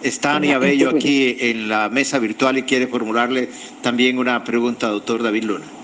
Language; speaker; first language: Spanish; native; Spanish